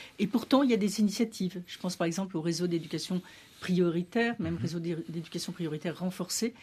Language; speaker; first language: French; native; French